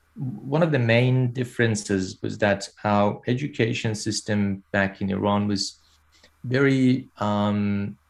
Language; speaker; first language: English; non-native, fluent; Persian